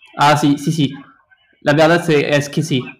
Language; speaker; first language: Spanish; non-native, learner; French